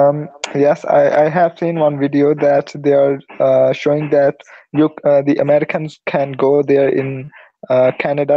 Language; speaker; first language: English; non-native, learner; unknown